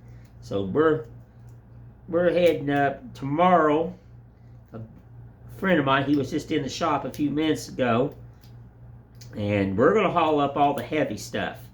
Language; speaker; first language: English; native; English